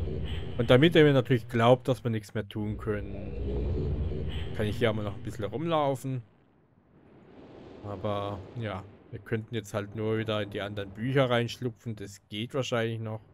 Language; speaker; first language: German; native; German